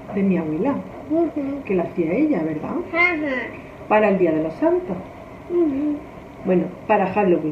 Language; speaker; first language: Spanish; native; Spanish